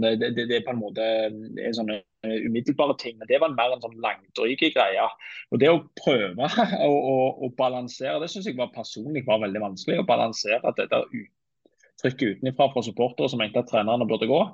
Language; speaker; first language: Norwegian; native; Norwegian